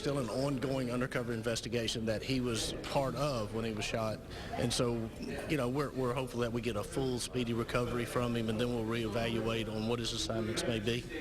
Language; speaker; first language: English; native; English